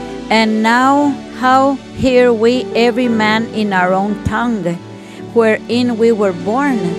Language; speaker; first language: English; early bilingual, other home language; Spanish